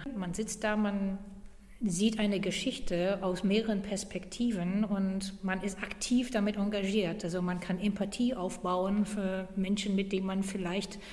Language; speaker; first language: German; non-native, fluent; English